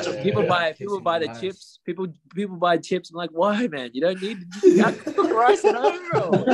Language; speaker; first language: English; native; English